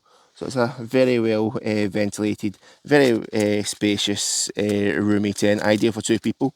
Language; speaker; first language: English; native; English